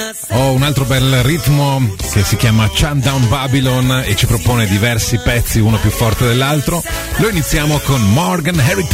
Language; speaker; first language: Italian; native; Italian